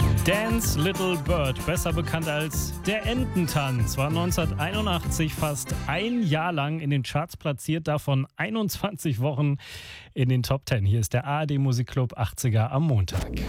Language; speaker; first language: German; native; German